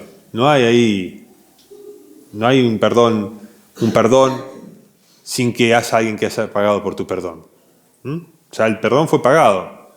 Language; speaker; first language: Spanish; native; Spanish